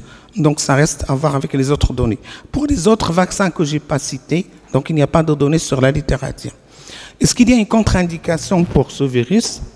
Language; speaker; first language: French; non-native, local second language; Arabic